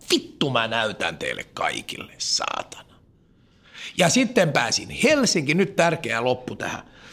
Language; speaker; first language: Finnish; non-native, local second language; Swedish